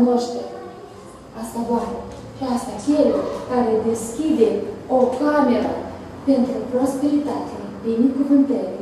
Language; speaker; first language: Romanian; non-native, learner; Russian